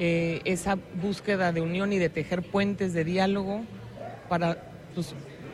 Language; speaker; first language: Spanish; native; Spanish